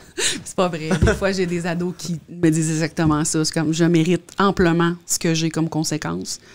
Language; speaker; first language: French; native; French